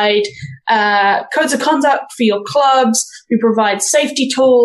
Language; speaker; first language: English; native; English